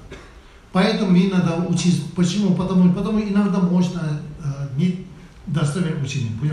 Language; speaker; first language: Russian; non-native, learner; Tibetan